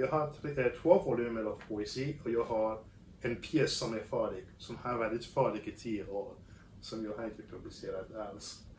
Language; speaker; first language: Swedish; non-native, fluent; French